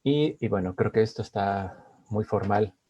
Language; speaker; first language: Spanish; native; Spanish